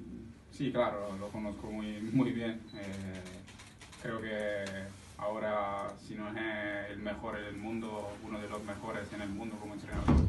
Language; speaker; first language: Spanish; non-native, learner; Italian